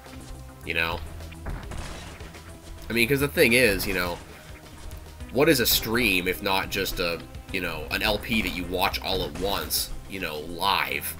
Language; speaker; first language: English; native; English